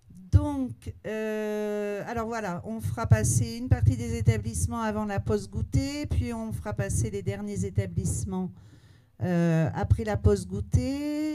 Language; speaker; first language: French; native; French